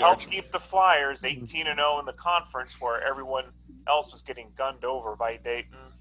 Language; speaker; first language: English; native; English